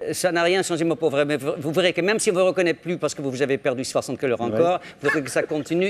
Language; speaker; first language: French; non-native, fluent; Dutch